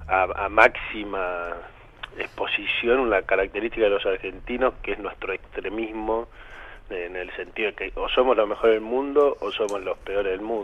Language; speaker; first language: Spanish; native; Spanish